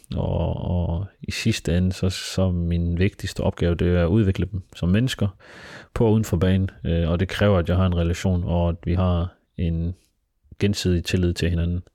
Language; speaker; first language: Danish; early bilingual, other home language; Somali